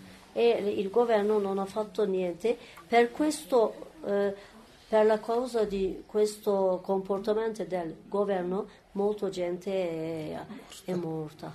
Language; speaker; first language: Italian; non-native, learner; Turkish